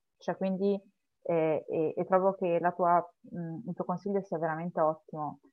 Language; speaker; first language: Italian; native; Italian